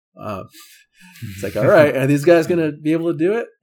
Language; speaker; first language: English; native; English